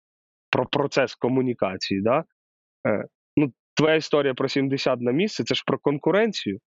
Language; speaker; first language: Ukrainian; native; Ukrainian